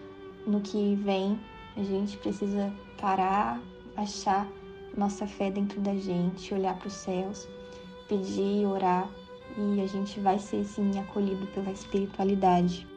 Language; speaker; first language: Portuguese; native; Portuguese